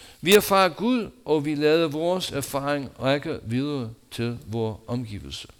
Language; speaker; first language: Danish; non-native, fluent; English